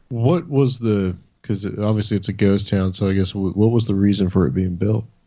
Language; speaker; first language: English; native; English